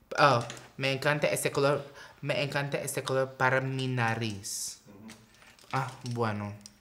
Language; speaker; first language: Spanish; non-native, learner; English